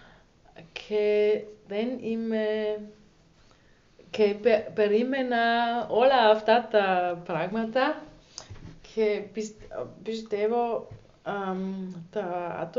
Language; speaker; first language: Greek; non-native, learner; German